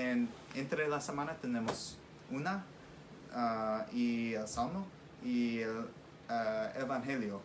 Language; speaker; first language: Spanish; non-native, fluent; English